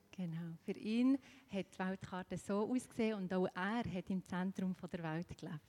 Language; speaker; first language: German; native; German